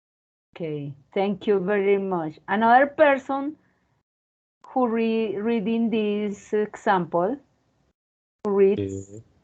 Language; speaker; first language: English; non-native, fluent; Spanish